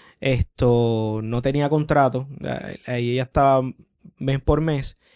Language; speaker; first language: Spanish; native; Spanish